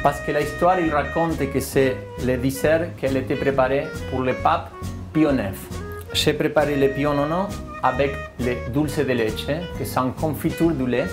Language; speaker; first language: French; non-native, fluent; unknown